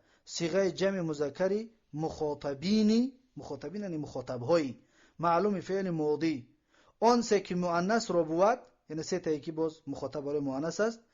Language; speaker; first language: Persian; native; Persian